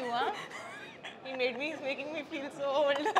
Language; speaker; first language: Telugu; non-native, local second language; Bangla